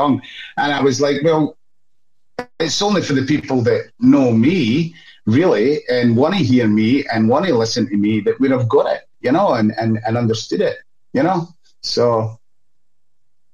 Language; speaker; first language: English; native; English